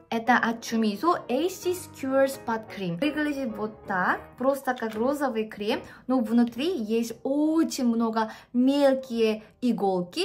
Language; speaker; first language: Russian; non-native, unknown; Korean